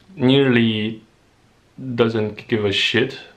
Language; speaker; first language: English; non-native, fluent; Chinese